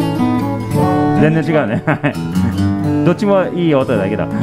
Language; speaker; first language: Japanese; non-native, fluent; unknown